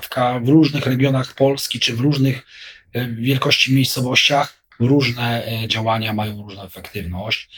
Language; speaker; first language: Polish; native; Polish